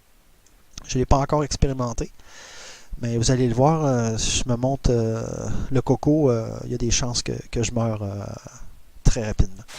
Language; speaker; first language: French; native; French